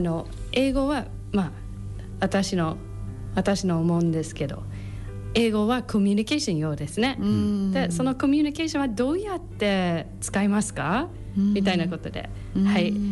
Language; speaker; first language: Japanese; non-native, learner; English